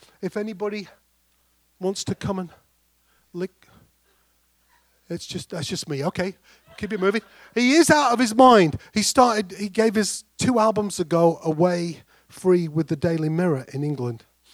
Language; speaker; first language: English; native; English